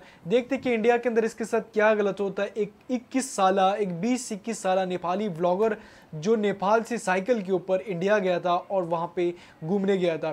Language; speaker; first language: Hindi; native; Hindi